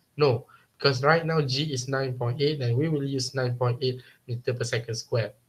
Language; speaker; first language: English; non-native, local second language; Malay